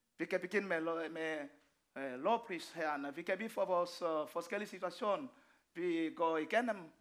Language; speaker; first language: Danish; non-native, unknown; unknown